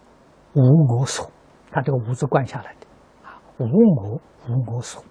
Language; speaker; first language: Chinese; native; Chinese